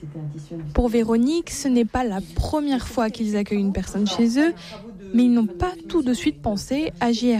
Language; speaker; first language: French; native; French